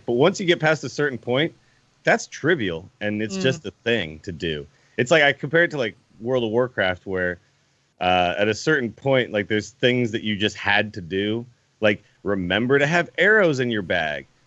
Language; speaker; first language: English; native; English